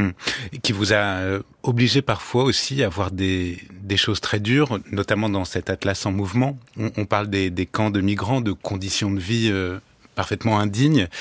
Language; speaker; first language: French; native; French